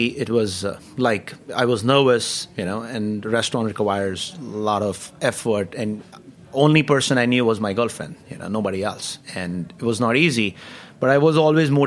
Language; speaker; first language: English; non-native, local second language; Hindi